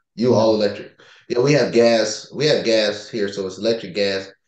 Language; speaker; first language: English; native; English